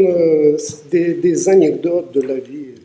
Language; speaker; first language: French; non-native, fluent; Russian